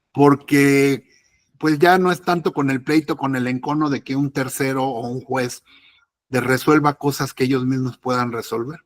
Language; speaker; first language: Spanish; native; Spanish